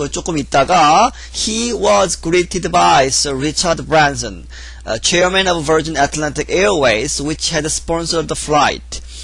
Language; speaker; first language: English; non-native, fluent; Korean